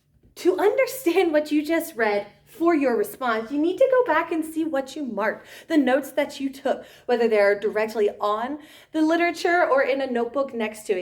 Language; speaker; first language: English; native; English